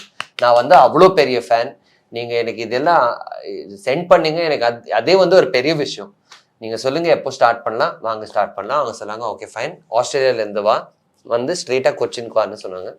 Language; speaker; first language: Tamil; non-native, fluent; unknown